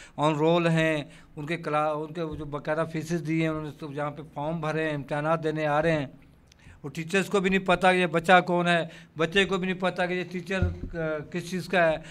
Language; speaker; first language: Urdu; native; Urdu